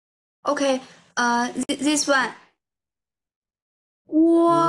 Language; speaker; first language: English; non-native, learner; Chinese